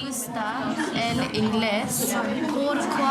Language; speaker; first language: Spanish; non-native, learner; English